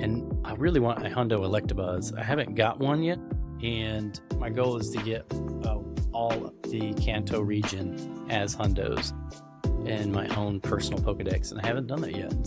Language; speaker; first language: English; native; English